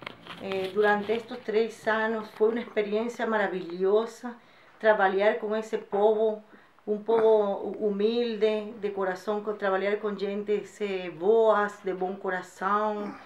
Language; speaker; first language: Portuguese; non-native, fluent; Spanish